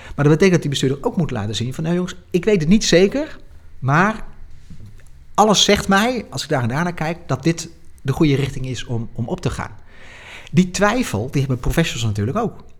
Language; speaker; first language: Dutch; native; Dutch